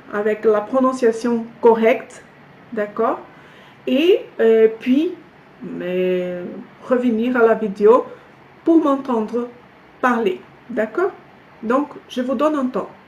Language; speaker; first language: French; non-native, fluent; Portuguese